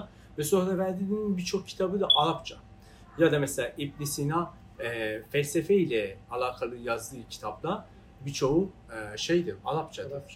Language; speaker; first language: Turkish; non-native, fluent; Persian